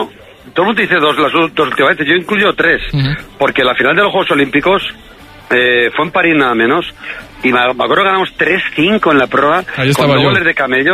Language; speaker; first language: Spanish; native; Spanish